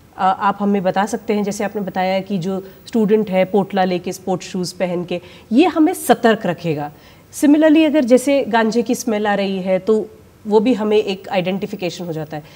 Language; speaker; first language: Hindi; native; Hindi